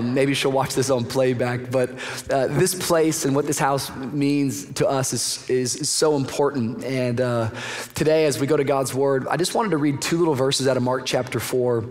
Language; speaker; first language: English; native; English